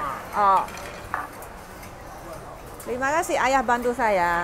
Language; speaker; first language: Indonesian; non-native, fluent; Chinese